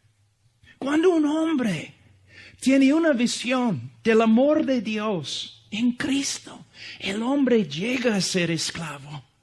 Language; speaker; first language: Spanish; non-native, fluent; English